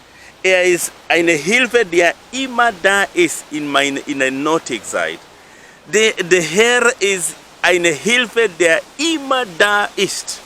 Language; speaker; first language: German; non-native, learner; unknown